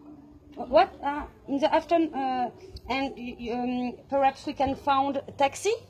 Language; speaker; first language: English; non-native, learner; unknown